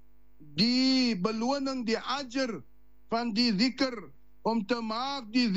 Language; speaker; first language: Dutch; non-native, learner; Afrikaans